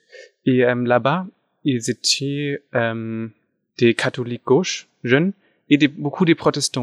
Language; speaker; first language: French; non-native, fluent; German